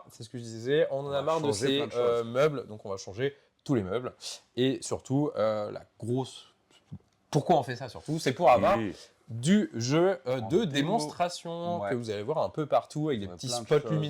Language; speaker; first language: French; native; French